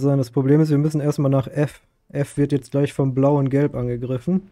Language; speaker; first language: German; native; German